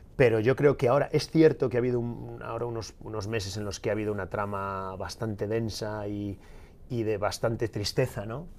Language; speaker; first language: Spanish; native; Spanish